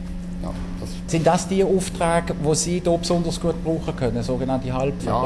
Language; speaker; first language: German; native; German